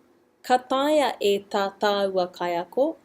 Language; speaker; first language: Māori; non-native, fluent; English